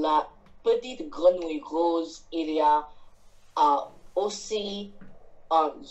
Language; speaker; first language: French; non-native, learner; Chinese